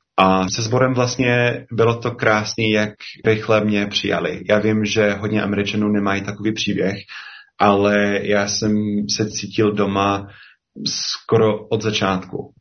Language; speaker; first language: Czech; non-native, fluent; English